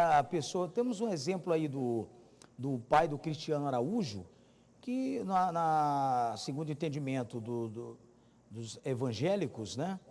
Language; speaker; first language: Portuguese; native; Portuguese